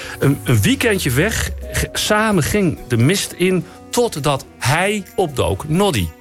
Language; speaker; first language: Dutch; native; Dutch